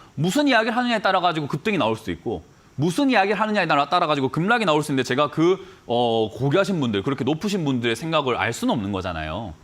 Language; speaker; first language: Korean; native; Korean